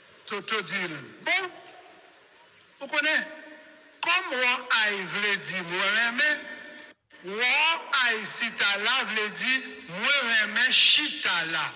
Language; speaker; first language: French; non-native, local second language; Haitian Creole